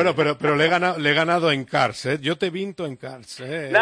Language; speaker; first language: Spanish; native; Spanish